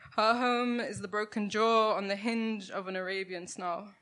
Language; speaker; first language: English; native; English